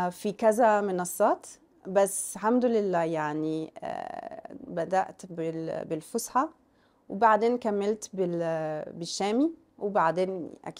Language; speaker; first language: Arabic; non-native, fluent; French